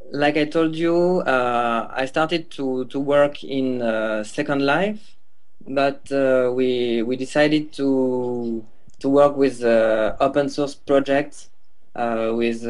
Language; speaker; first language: English; non-native, learner; French